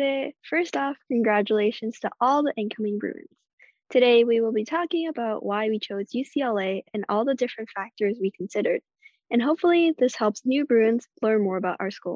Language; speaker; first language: English; non-native, local second language; Cantonese